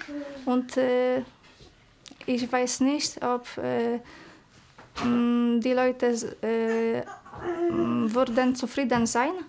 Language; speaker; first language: German; non-native, learner; Polish